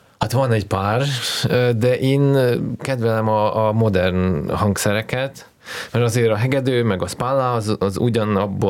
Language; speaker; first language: Hungarian; non-native, fluent; Russian